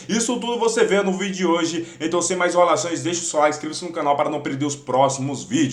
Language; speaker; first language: Portuguese; native; Portuguese